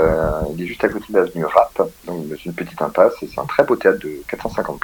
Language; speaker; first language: French; native; French